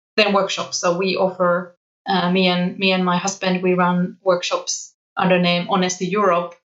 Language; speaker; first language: English; non-native, fluent; Finnish